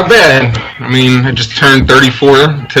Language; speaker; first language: English; native; English